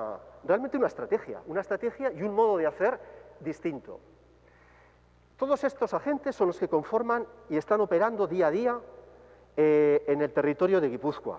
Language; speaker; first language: Spanish; native; Spanish